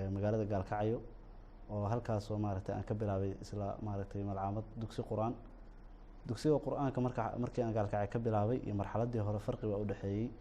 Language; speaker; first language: Somali; native; Somali